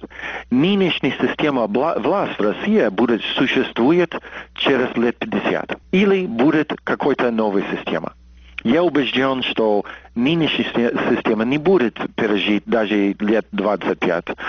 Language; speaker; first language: Russian; non-native, fluent; English